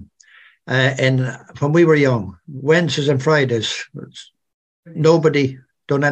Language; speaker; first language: English; native; English